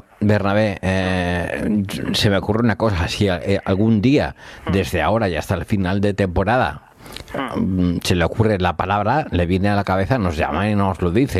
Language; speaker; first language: Spanish; native; Spanish